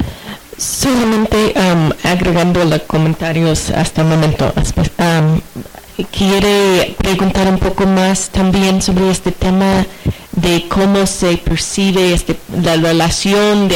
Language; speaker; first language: Spanish; non-native, fluent; English